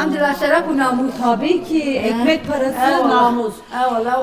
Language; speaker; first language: Turkish; non-native, local second language; Arabic